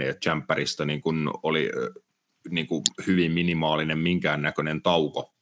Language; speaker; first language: Finnish; native; Finnish